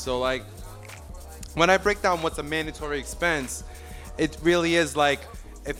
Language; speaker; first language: English; native; English